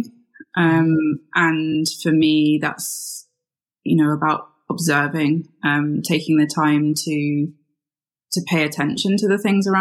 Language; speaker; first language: English; native; English